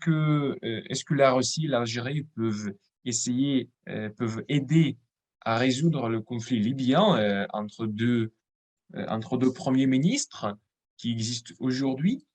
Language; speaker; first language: French; non-native, fluent; Russian